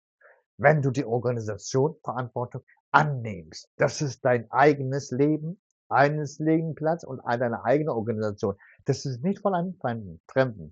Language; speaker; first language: German; non-native, fluent; Turkish